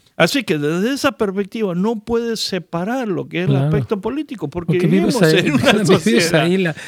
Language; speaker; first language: Spanish; non-native, fluent; Korean